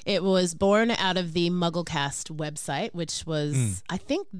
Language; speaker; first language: English; native; English